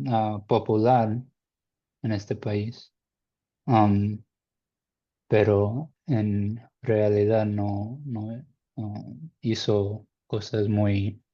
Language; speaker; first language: Spanish; non-native, learner; English